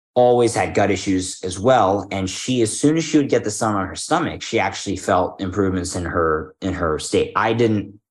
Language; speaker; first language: English; native; English